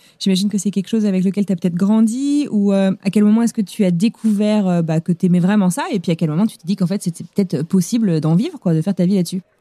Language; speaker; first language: French; native; French